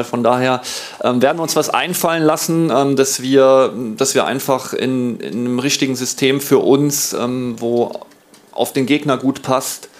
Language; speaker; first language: German; native; German